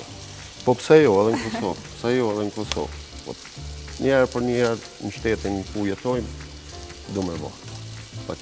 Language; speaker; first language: Albanian; early bilingual, heritage; Albanian